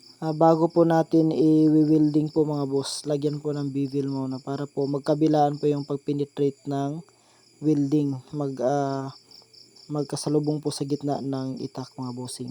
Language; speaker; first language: Filipino; non-native, local second language; Cebuano